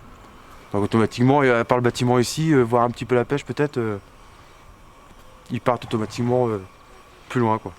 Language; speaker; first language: French; early bilingual, other home language; Portuguese